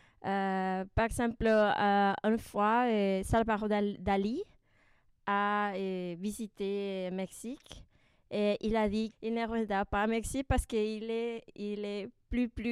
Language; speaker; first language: French; non-native, learner; Spanish